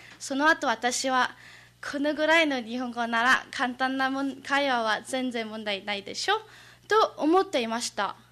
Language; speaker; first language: Japanese; non-native, learner; English